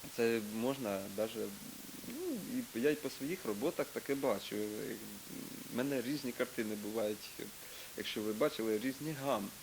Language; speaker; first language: Ukrainian; native; Ukrainian